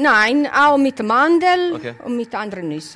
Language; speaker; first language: German; non-native, learner; Italian